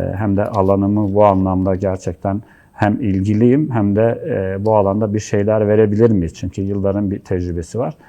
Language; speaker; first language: Turkish; native; Turkish